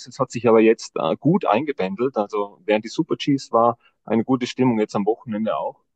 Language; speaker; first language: German; native; German